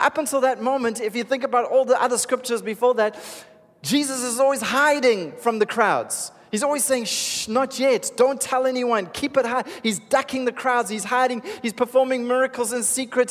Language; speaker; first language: English; native; English